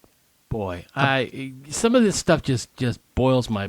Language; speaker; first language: English; native; English